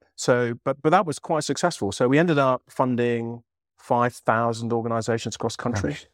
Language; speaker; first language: English; native; English